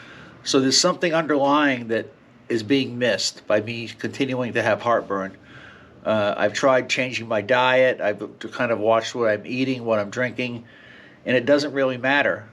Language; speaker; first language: English; native; English